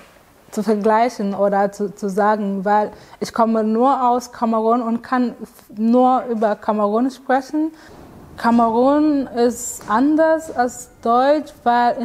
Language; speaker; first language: German; non-native, fluent; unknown